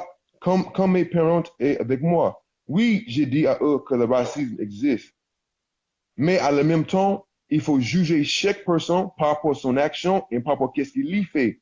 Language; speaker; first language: French; non-native, learner; English